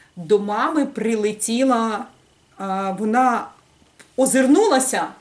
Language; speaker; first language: Ukrainian; native; Ukrainian